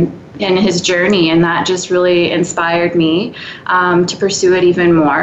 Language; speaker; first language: English; native; English